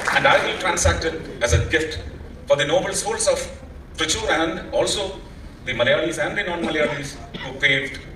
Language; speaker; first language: English; non-native, local second language; Malayalam